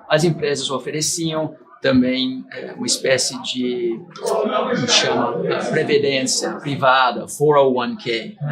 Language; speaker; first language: Portuguese; non-native, fluent; English